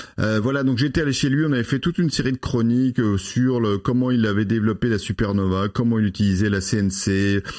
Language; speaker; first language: French; native; French